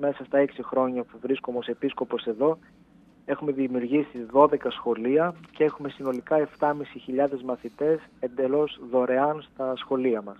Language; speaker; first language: Greek; native; Greek